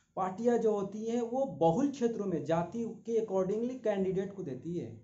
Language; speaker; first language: Hindi; native; Hindi